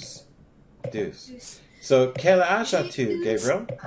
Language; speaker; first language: French; non-native, learner; English